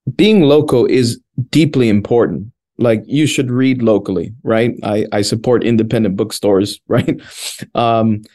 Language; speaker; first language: English; early bilingual, other home language; Spanish